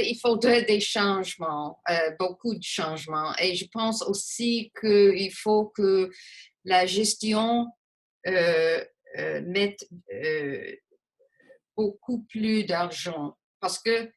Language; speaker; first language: French; non-native, local second language; English